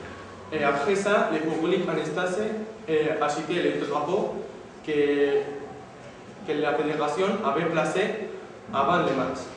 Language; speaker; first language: French; non-native, learner; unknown